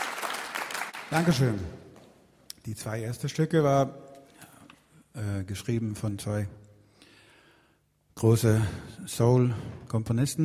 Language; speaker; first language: German; non-native, fluent; Swedish